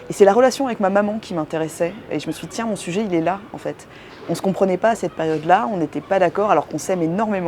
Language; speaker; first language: French; native; French